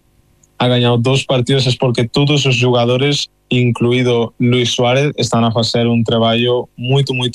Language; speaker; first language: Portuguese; non-native, fluent; Spanish